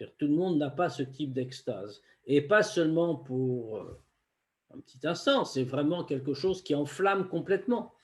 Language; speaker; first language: French; native; French